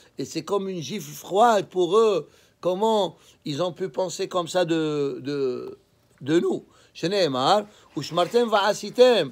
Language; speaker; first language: French; native; French